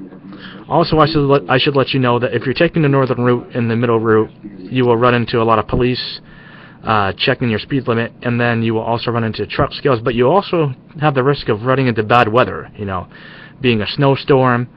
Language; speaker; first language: English; native; English